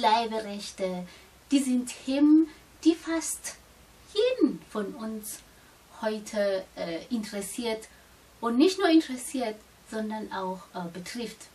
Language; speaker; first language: German; non-native, fluent; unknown